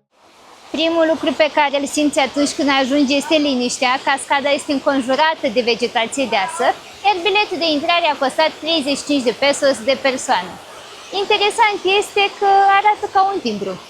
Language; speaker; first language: Romanian; native; Romanian